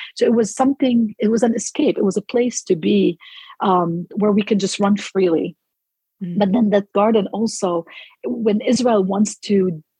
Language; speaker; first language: English; non-native, fluent; Arabic